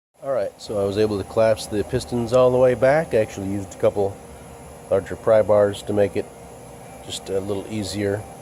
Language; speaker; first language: English; native; English